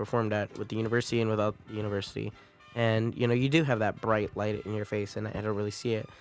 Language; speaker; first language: English; native; English